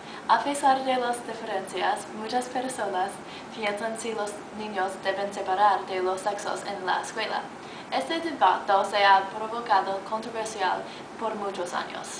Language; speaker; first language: Spanish; non-native, learner; English